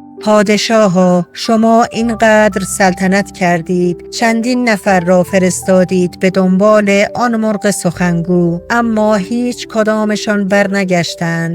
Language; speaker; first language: Persian; native; Persian